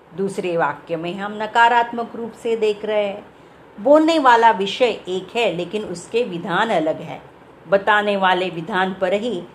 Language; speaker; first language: Hindi; non-native, local second language; Marathi